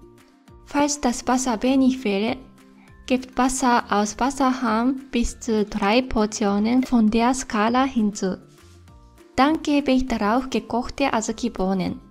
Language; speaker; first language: German; non-native, fluent; Japanese